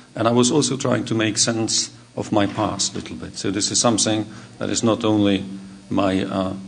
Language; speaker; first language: English; non-native, fluent; Czech